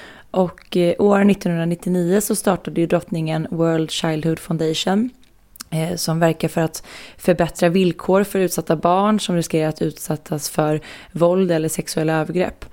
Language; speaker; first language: Swedish; native; Swedish